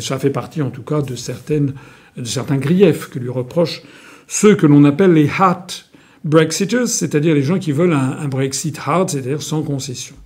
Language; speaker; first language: French; native; French